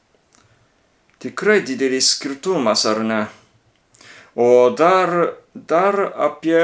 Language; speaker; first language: Lithuanian; non-native, learner; Japanese